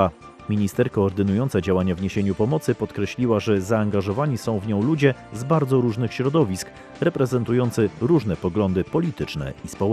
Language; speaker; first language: Polish; native; Polish